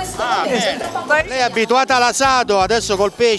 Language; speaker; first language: Italian; native; Italian